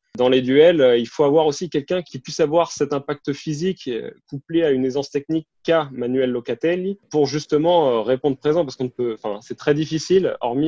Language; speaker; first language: French; native; French